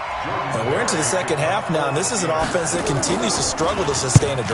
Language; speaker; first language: English; native; English